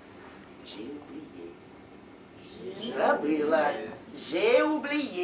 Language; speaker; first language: French; non-native, learner; Russian